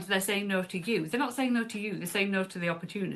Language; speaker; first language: English; native; English